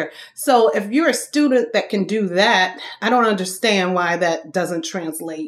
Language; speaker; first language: English; native; English